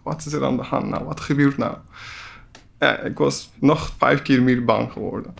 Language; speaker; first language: Dutch; non-native, learner; Persian